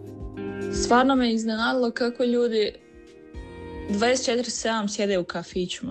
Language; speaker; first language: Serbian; early bilingual, heritage; Serbian